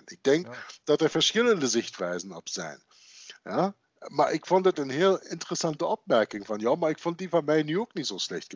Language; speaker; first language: German; non-native, learner; Dutch